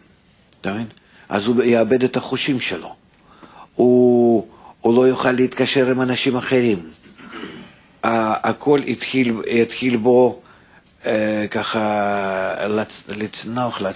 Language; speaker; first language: Hebrew; non-native, fluent; Russian